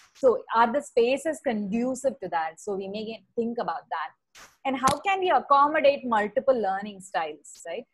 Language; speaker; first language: English; non-native, local second language; Tamil